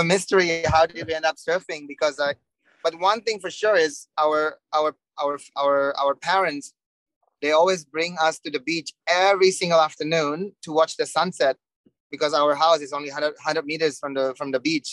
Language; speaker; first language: English; non-native, fluent; Indonesian